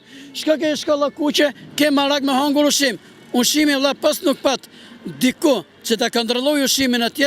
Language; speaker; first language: Albanian; native; Albanian